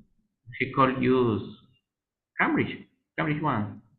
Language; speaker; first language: English; non-native, learner; Spanish